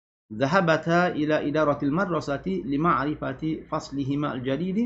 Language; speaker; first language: Arabic; non-native, fluent; Malay